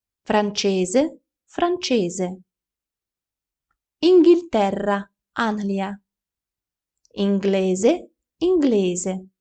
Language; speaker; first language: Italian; non-native, fluent; Ukrainian